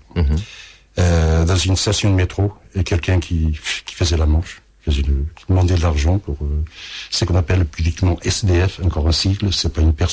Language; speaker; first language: French; early bilingual, other home language; Portuguese